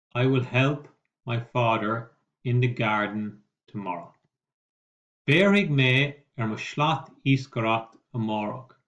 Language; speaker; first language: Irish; non-native, local second language; English